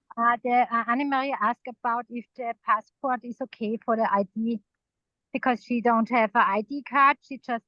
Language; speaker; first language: English; non-native, fluent; German